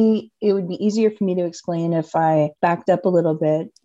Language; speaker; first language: English; native; English